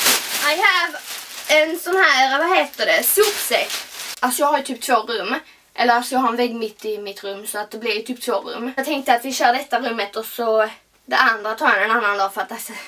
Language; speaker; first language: Swedish; native; Swedish